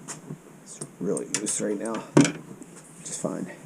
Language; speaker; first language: English; native; English